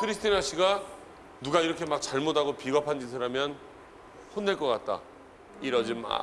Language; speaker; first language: Korean; native; Korean